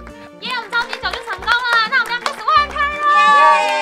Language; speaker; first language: Chinese; native; Chinese